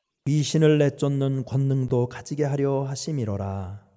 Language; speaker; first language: Korean; native; Korean